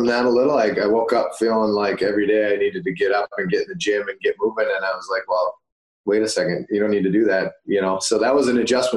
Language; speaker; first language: English; native; English